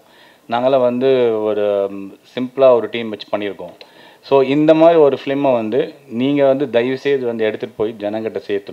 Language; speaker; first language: Tamil; native; Tamil